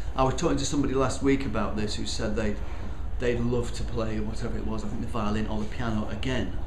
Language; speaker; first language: English; native; English